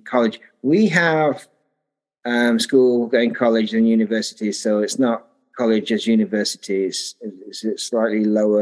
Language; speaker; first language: English; native; English